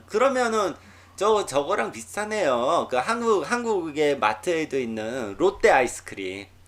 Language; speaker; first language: Korean; native; Korean